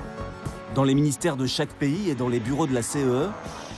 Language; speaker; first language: French; native; French